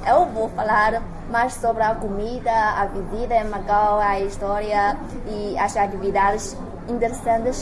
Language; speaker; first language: Portuguese; non-native, learner; Chinese